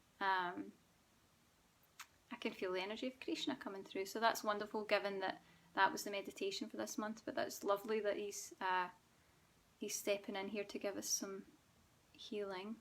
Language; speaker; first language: English; native; English